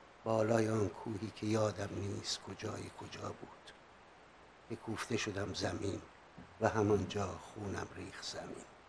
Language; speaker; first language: Persian; native; Persian